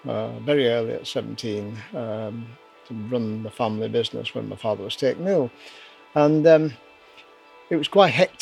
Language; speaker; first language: English; native; English